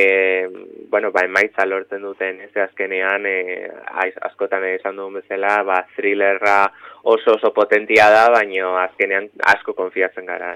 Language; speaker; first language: Basque; native; Basque